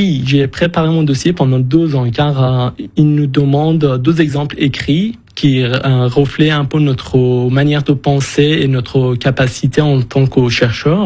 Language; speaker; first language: French; non-native, fluent; Persian